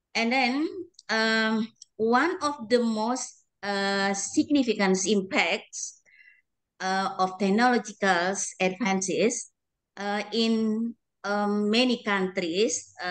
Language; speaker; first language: English; non-native, learner; Indonesian